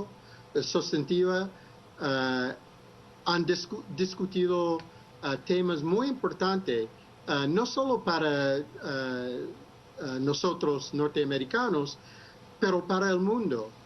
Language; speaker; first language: Spanish; non-native, fluent; English